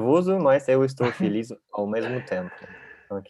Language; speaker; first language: Portuguese; non-native, learner; Russian